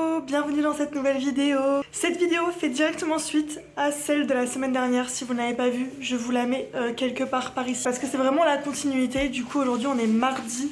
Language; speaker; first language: French; native; French